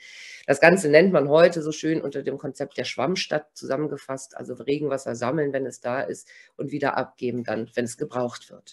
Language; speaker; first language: German; native; German